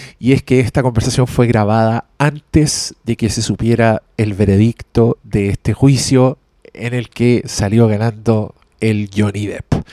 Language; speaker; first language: Spanish; native; Spanish